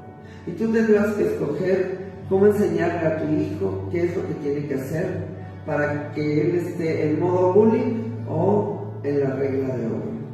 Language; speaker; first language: Spanish; native; Spanish